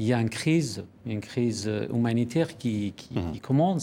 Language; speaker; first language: French; non-native, fluent; Persian